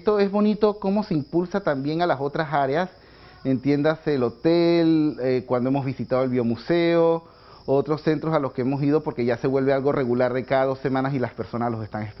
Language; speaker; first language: Spanish; native; Spanish